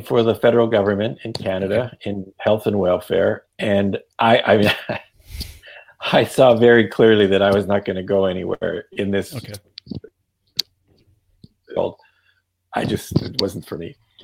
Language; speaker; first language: English; non-native, fluent; Yiddish